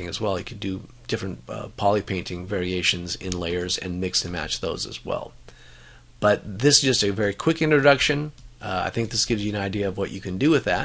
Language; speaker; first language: English; native; English